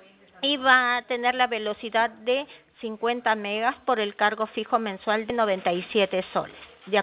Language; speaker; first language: Spanish; native; Spanish